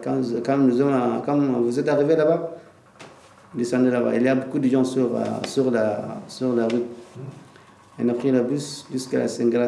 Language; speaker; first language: French; non-native, learner; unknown